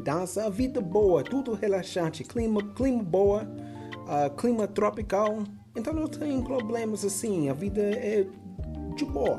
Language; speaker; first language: Portuguese; non-native, fluent; English